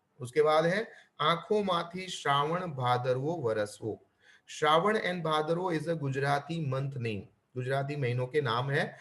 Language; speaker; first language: Hindi; non-native, local second language; Gujarati